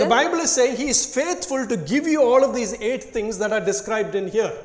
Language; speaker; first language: English; non-native, local second language; Tamil